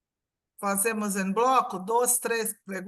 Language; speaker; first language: Portuguese; non-native, fluent; Spanish